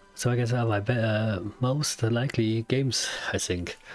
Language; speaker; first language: English; non-native, learner; German